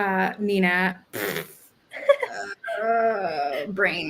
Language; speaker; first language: English; native; English